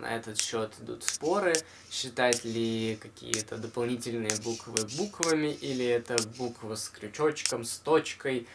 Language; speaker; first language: Russian; native; Russian